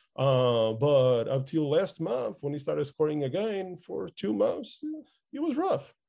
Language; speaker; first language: English; non-native, fluent; Portuguese